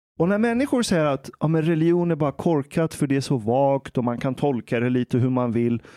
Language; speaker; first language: Swedish; early bilingual, other home language; Persian